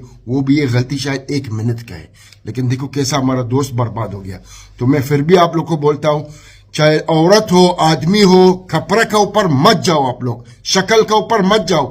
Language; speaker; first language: Hindi; non-native, fluent; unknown